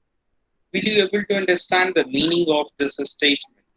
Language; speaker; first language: English; non-native, local second language; Hindi